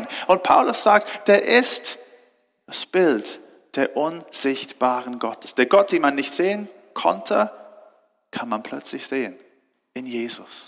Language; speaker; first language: German; non-native, fluent; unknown